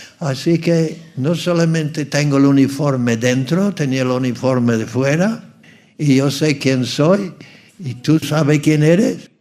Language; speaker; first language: Spanish; non-native, fluent; English